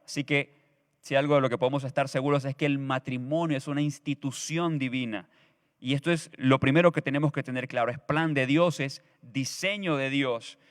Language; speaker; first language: Spanish; native; Spanish